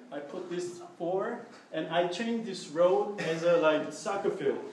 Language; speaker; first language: English; non-native, fluent; Korean